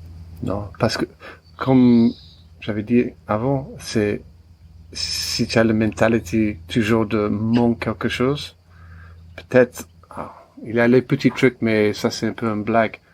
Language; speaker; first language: French; non-native, learner; English